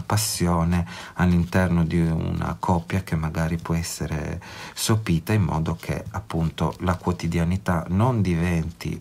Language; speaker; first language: Italian; native; Italian